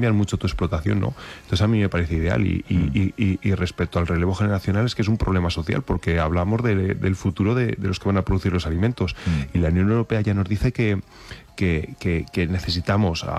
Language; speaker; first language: Spanish; native; Spanish